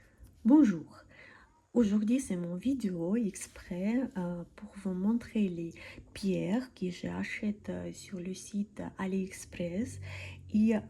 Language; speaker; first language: French; non-native, learner; Russian